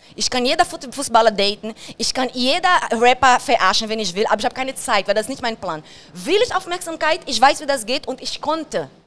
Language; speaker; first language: German; non-native, fluent; Portuguese